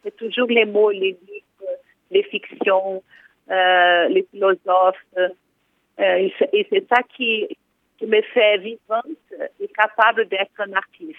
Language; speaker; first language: French; non-native, fluent; Portuguese